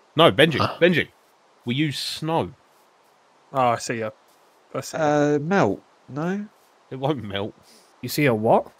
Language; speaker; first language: English; native; English